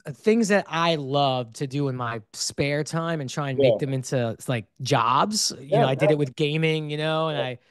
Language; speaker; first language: English; native; English